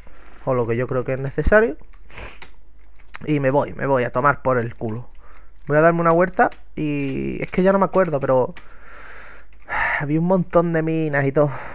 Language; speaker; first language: Spanish; native; Spanish